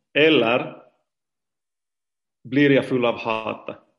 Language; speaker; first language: Swedish; non-native, fluent; Finnish